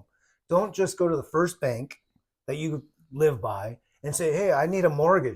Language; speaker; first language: English; native; English